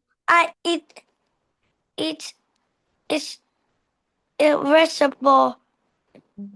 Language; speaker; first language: English; non-native, learner; Vietnamese